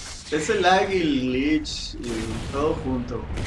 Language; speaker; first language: Spanish; native; Spanish